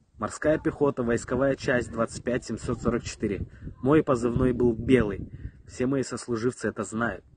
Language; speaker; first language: Russian; native; Russian